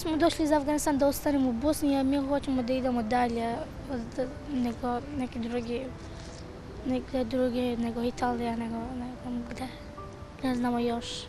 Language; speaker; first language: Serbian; non-native, learner; Persian